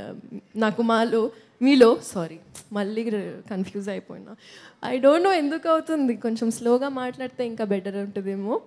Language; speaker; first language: Telugu; non-native, local second language; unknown